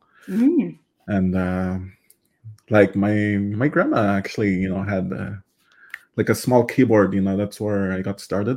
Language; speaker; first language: English; non-native, fluent; Cree